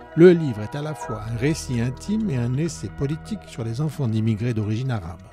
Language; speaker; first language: French; native; French